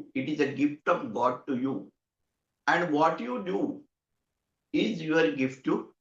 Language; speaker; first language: English; non-native, local second language; Marathi